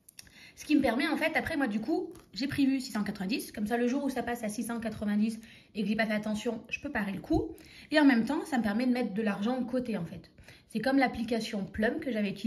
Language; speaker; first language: French; native; French